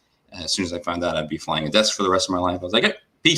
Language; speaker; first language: English; native; English